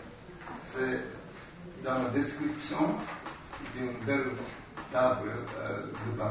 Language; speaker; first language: French; non-native, learner; Japanese